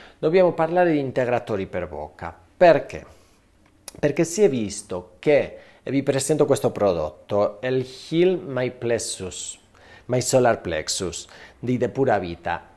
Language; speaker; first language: Italian; non-native, fluent; Spanish